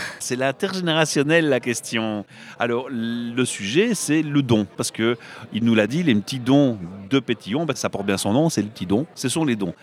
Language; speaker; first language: French; native; French